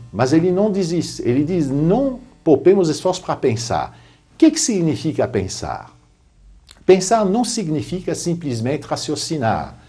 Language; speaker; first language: Portuguese; non-native, fluent; French